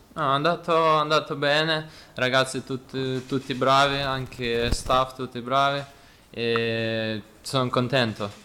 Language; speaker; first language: Italian; non-native, learner; Ukrainian